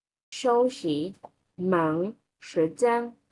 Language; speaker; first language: Chinese; non-native, learner; Burmese